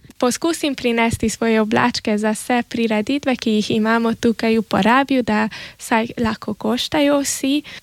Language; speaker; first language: Slovenian; early bilingual, heritage; Slovenian